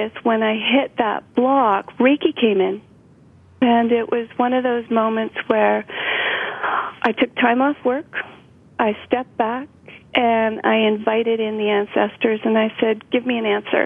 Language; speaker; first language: English; native; English